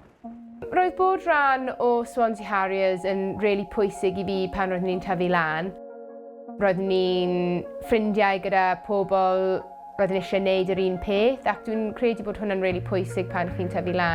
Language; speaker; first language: Welsh; non-native, local second language; English